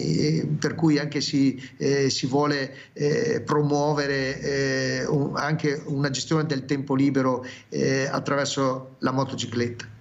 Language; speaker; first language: Italian; native; Italian